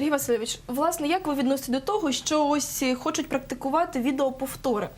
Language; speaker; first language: Ukrainian; non-native, local second language; Russian